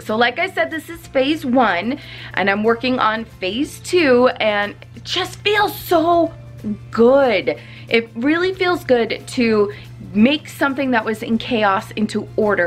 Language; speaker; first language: English; native; English